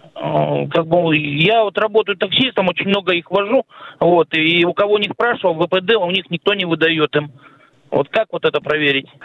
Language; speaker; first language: Russian; native; Russian